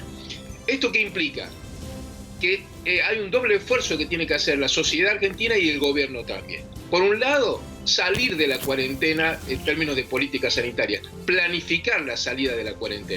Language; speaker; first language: Spanish; native; Spanish